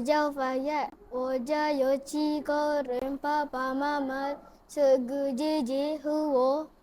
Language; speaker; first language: Chinese; non-native, learner; Malay